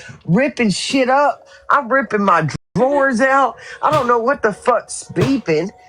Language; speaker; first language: English; native; English